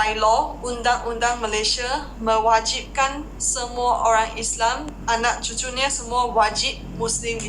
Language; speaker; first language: Indonesian; non-native, fluent; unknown